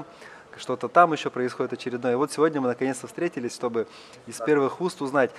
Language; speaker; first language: Russian; native; Russian